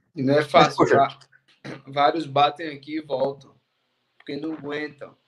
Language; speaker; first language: Portuguese; native; Portuguese